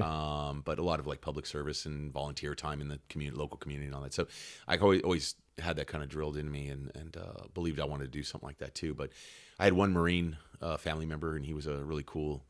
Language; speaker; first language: English; native; English